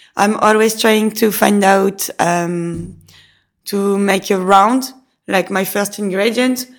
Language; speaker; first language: English; non-native, fluent; French